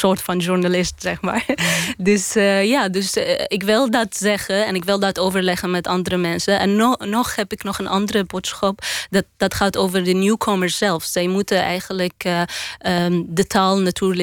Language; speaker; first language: Dutch; non-native, learner; Arabic